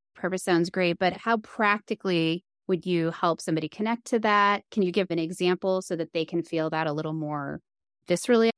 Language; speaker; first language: English; native; English